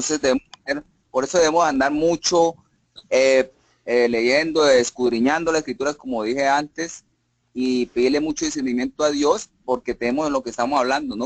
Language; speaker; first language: Spanish; native; Spanish